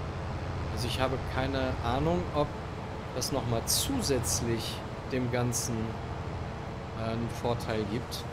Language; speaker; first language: German; native; German